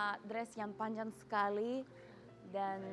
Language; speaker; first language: Indonesian; non-native, learner; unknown